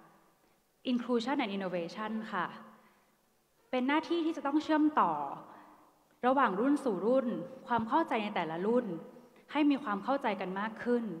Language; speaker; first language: Thai; native; Thai